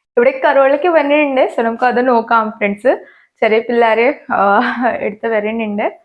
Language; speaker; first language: Malayalam; native; Malayalam